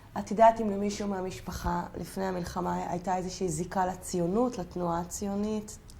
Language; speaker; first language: Hebrew; native; Hebrew